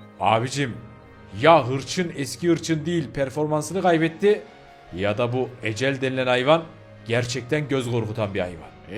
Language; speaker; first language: Turkish; native; Turkish